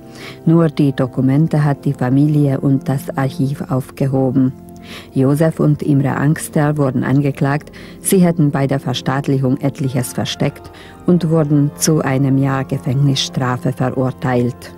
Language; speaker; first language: German; native; German